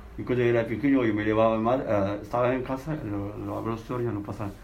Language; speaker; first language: Spanish; non-native, learner; Arabic